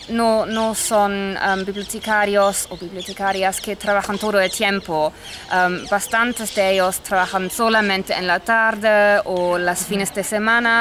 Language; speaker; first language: Spanish; non-native, fluent; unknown